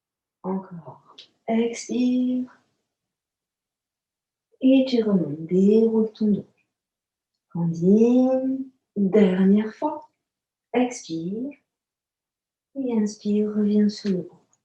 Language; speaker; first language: French; native; French